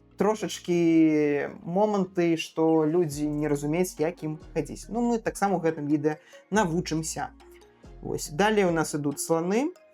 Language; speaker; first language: Belarusian; non-native, local second language; Russian